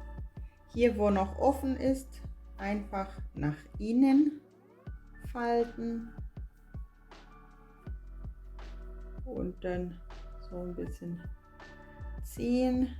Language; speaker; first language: German; non-native, fluent; Portuguese